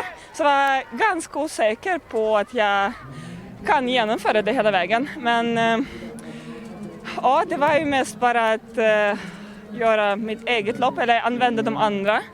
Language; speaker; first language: Swedish; non-native, fluent; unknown